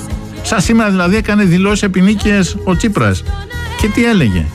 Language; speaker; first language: Greek; native; Greek